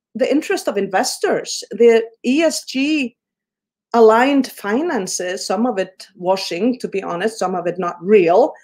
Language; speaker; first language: English; non-native, fluent; Icelandic